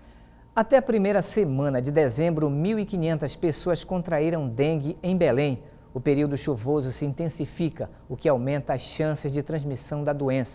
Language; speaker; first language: Portuguese; native; Portuguese